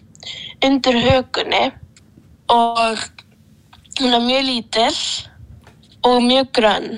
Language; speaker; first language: Icelandic; early bilingual, other home language; Polish